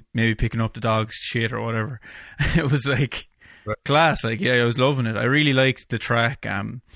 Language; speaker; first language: English; native; English